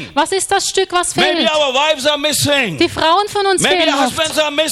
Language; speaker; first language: German; native; German